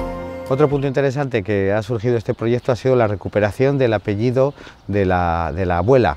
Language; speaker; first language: Spanish; native; Spanish